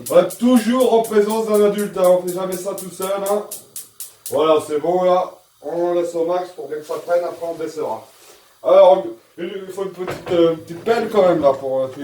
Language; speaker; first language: French; native; French